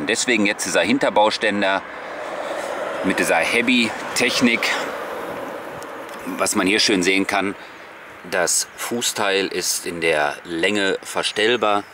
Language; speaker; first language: German; native; German